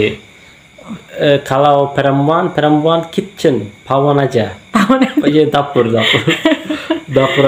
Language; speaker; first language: Indonesian; non-native, learner; Turkish